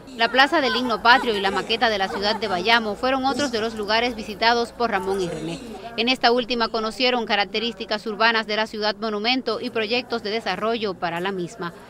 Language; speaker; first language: Spanish; native; Spanish